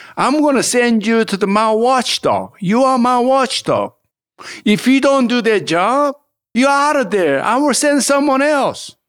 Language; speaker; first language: English; non-native, fluent; Korean